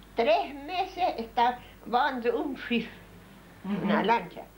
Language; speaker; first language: Spanish; non-native, local second language; German